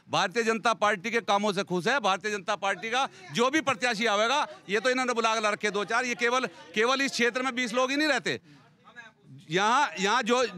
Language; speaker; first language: Hindi; native; Hindi